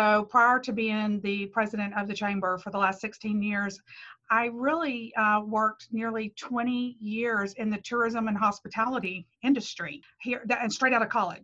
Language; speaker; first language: English; native; English